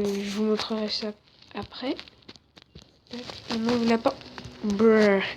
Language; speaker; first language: French; native; French